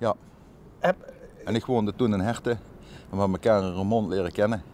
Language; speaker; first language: Dutch; native; Dutch